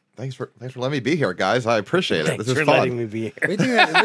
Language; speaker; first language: English; native; English